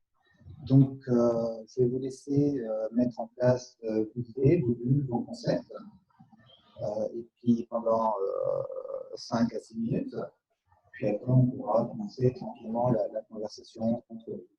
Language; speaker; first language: French; native; French